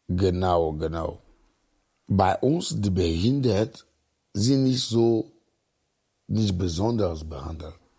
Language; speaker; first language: German; non-native, learner; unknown